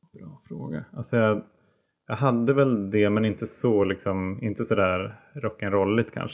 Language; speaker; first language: Swedish; native; Swedish